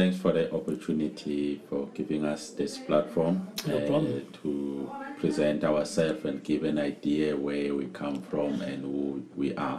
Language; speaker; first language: English; non-native, local second language; Zulu